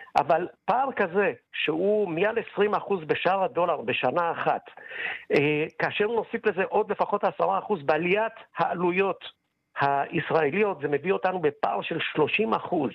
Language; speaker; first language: Hebrew; native; Hebrew